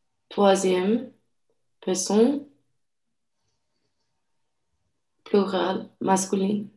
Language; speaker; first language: French; non-native, learner; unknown